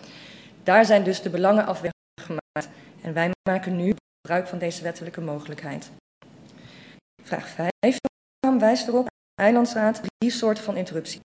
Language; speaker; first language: Dutch; native; Dutch